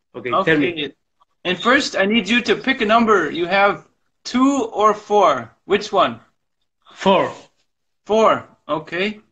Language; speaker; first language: English; native; English